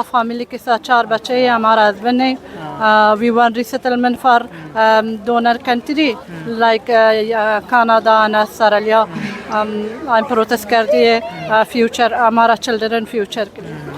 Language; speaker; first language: Hindi; non-native, learner; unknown